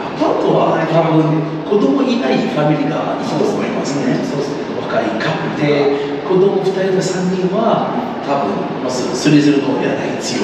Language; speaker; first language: Japanese; non-native, learner; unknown